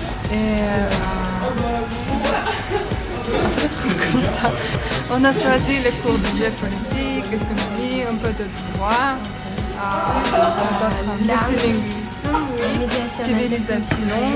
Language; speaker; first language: French; non-native, learner; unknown